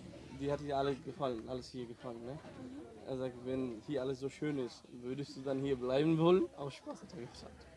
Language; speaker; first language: German; non-native, fluent; Bangla